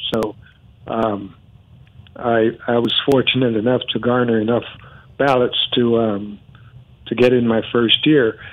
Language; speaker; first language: English; non-native, fluent; Spanish